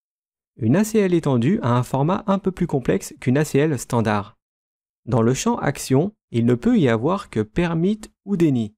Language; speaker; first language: French; native; French